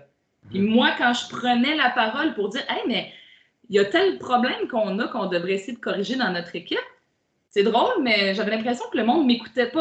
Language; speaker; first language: French; native; French